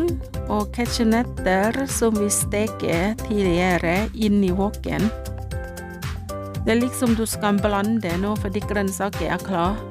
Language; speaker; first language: Norwegian; non-native, learner; Thai